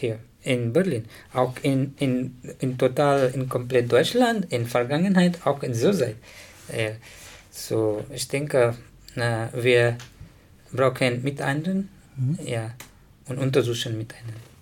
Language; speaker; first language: German; non-native, learner; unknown